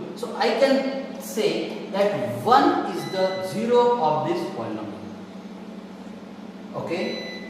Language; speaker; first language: English; non-native, local second language; Marathi